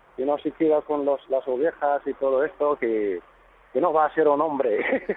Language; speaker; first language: Spanish; non-native, fluent; Arabic